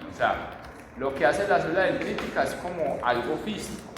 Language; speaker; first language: Spanish; native; Spanish